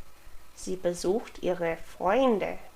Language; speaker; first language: German; non-native, fluent; English